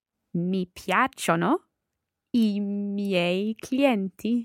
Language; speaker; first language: Italian; non-native, learner; English